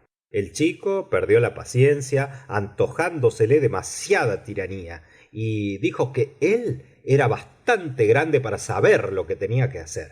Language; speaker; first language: Spanish; native; Spanish